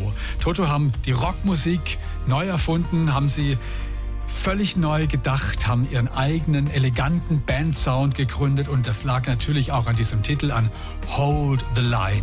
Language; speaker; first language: German; native; German